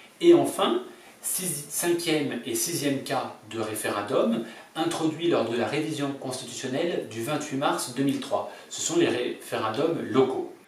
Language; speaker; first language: French; native; French